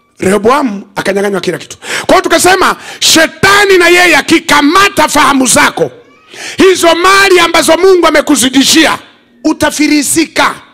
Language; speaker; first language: Swahili; native; Swahili